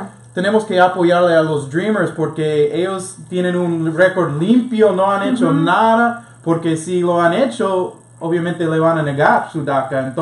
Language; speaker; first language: Spanish; non-native, fluent; English